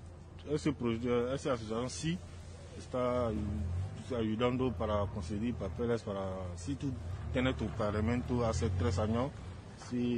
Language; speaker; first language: Spanish; non-native, learner; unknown